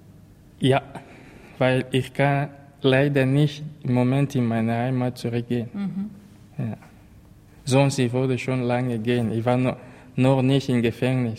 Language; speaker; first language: German; non-native, learner; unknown